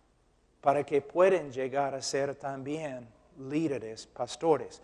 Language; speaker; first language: Spanish; non-native, fluent; English